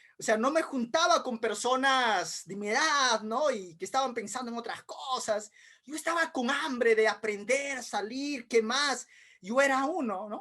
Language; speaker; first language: Spanish; non-native, local second language; Quechua